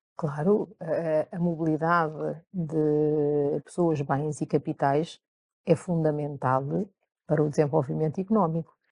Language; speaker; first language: Portuguese; early bilingual, other home language; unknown